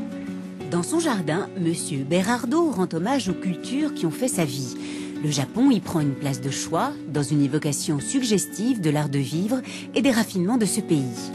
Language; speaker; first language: French; native; French